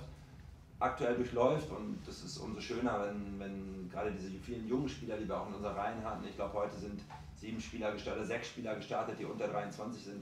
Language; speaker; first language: German; native; German